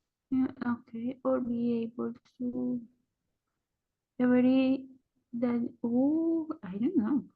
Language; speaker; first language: English; non-native, learner; Spanish